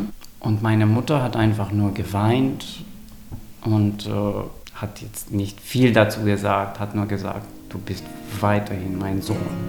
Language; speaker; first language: German; non-native, local second language; Romanian